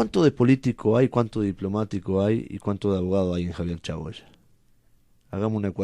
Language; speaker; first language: Spanish; native; Spanish